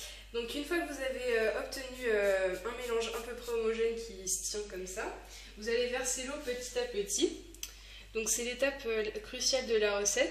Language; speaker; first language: French; native; French